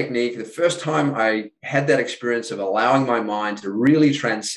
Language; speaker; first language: English; native; English